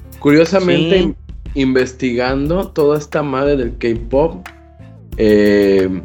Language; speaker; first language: Spanish; native; Spanish